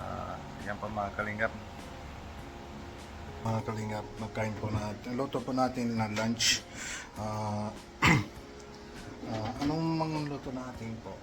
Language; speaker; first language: Filipino; non-native, local second language; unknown